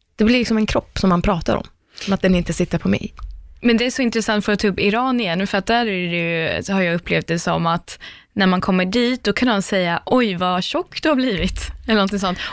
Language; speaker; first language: Swedish; early bilingual, other home language; Persian